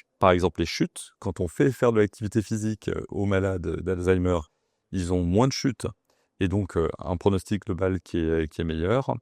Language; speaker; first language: French; native; French